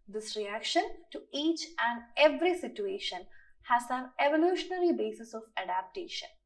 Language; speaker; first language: English; non-native, local second language; Malayalam